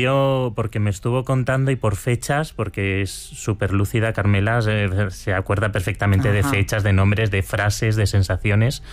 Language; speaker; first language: Spanish; native; Spanish